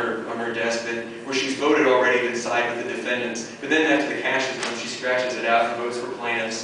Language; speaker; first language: English; native; English